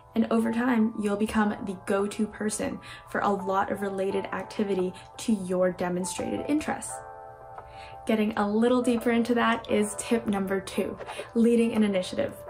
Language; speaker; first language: English; native; English